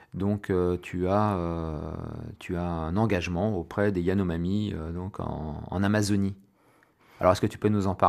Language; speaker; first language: French; native; French